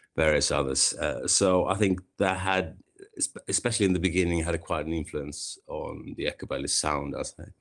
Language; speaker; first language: English; non-native, fluent; Swedish